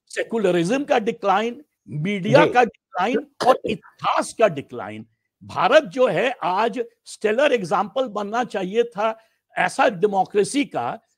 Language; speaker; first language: Hindi; native; Hindi